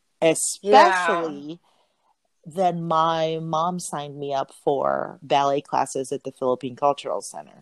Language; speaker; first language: English; non-native, local second language; Filipino